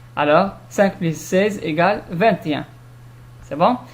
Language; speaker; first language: French; non-native, local second language; Arabic